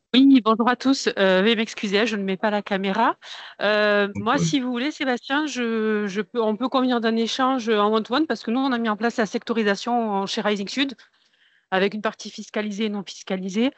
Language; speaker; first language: French; native; French